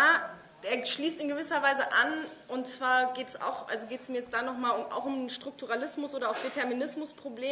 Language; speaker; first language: German; native; German